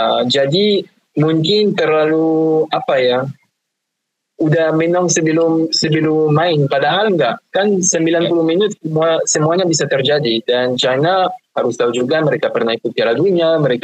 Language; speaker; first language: Indonesian; non-native, fluent; French